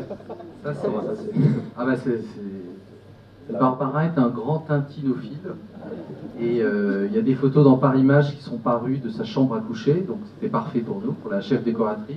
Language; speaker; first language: French; native; French